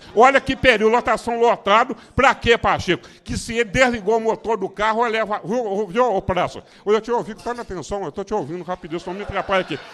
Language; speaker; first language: Portuguese; native; Portuguese